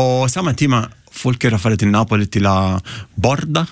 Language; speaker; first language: Icelandic; non-native, learner; Italian